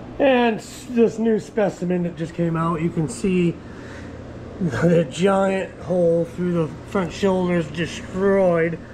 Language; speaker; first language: English; native; English